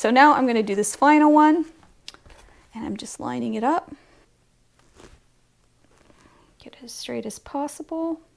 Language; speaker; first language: English; native; English